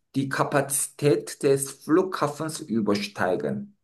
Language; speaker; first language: German; non-native, fluent; Korean